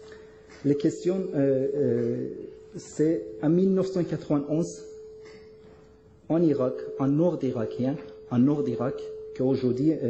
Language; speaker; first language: French; non-native, learner; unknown